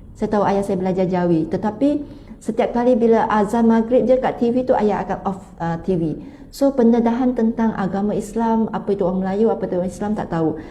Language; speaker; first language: Malay; non-native, local second language; Chinese